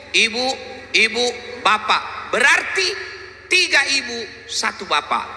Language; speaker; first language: Indonesian; non-native, local second language; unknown